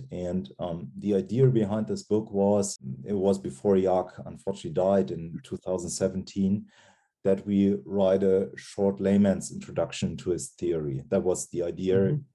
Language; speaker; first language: English; non-native, fluent; German